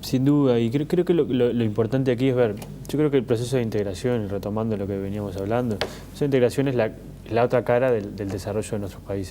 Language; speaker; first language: Spanish; native; Spanish